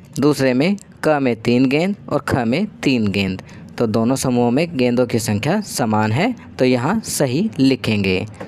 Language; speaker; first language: Hindi; native; Hindi